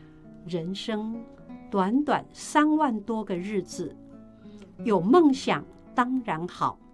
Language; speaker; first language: Chinese; native; Chinese